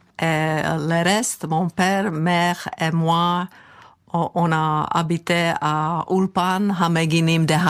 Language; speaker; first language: French; non-native, fluent; Czech